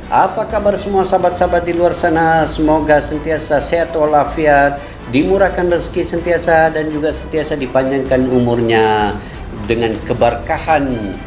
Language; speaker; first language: Malay; native; Malay